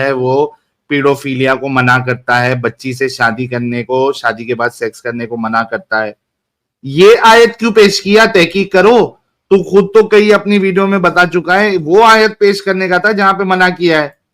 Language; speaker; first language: Hindi; native; Hindi